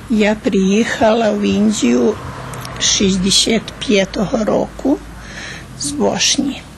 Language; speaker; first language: Ukrainian; early bilingual, heritage; Ukrainian